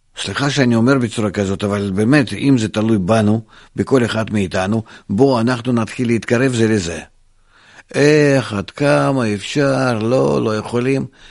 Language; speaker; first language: Hebrew; non-native, fluent; Russian